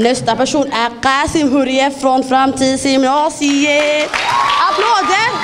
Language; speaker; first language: Swedish; early bilingual, other home language; Somali